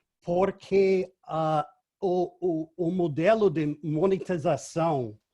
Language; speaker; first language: Portuguese; non-native, fluent; English